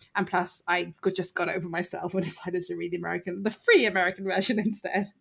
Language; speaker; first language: English; native; English